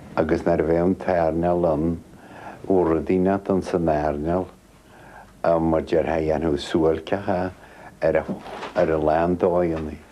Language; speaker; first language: Irish; native; Irish